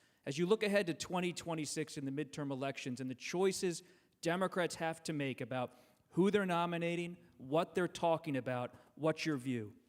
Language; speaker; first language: English; native; English